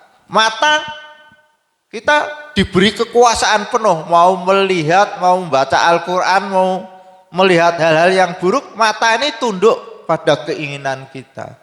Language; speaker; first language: Indonesian; native; Indonesian